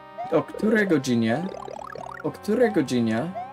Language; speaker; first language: Polish; non-native, learner; English